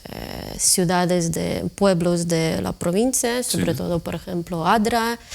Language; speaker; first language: Spanish; non-native, fluent; Ukrainian